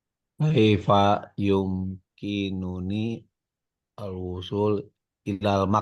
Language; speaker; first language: Arabic; non-native, learner; Indonesian